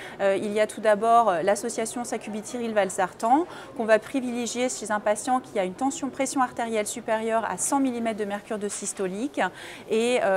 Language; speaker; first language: French; native; French